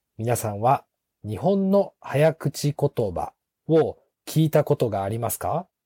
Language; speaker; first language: Japanese; native; Japanese